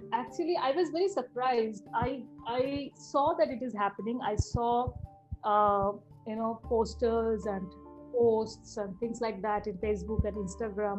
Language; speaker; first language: English; non-native, local second language; Bangla